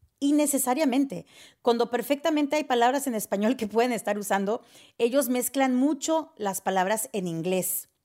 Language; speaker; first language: Spanish; early bilingual, heritage; Spanish